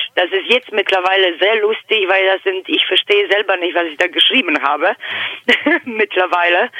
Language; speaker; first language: German; non-native, fluent; Polish